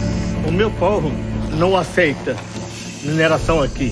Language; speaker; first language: Portuguese; non-native, local second language; Yanomámi